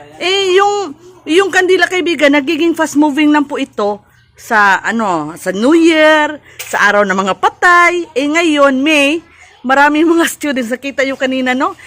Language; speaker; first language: Filipino; non-native, local second language; Cebuano